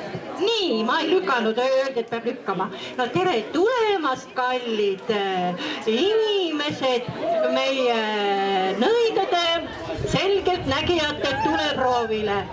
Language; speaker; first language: Estonian; native; Estonian